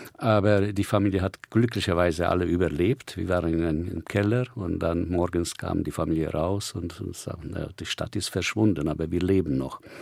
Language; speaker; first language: German; non-native, fluent; Hungarian